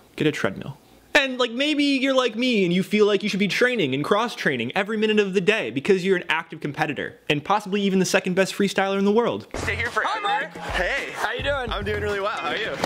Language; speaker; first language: English; native; English